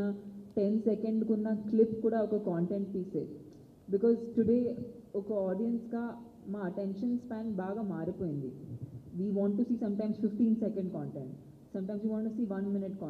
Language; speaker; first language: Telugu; non-native, local second language; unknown